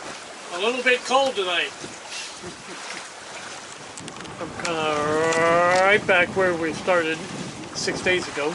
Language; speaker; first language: English; native; English